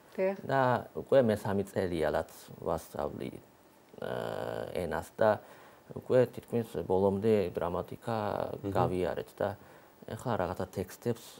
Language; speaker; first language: Georgian; non-native, fluent; Japanese